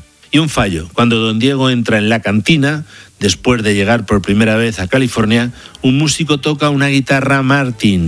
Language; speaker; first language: Spanish; native; Spanish